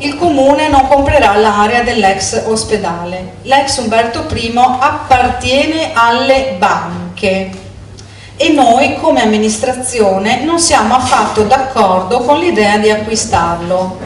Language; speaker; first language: Italian; native; Italian